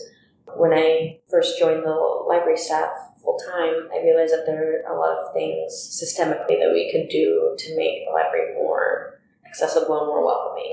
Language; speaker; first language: English; early bilingual, other home language; Spanish